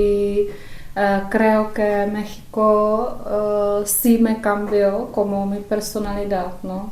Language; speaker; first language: Spanish; non-native, fluent; Czech